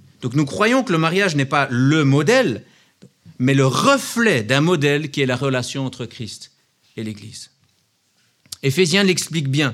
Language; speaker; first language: French; native; French